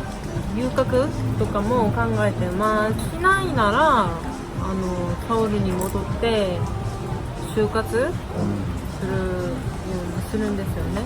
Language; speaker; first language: Japanese; non-native, fluent; Korean